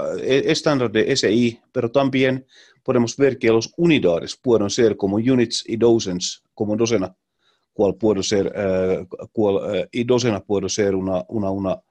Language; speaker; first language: Spanish; non-native, learner; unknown